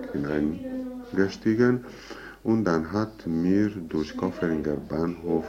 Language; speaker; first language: German; non-native, fluent; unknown